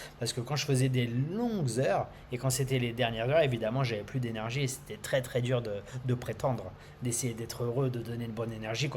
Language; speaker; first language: French; native; French